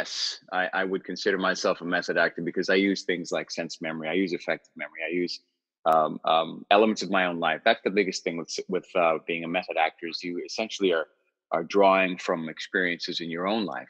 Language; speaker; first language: English; native; English